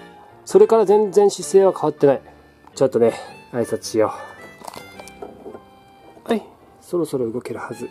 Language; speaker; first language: Japanese; native; Japanese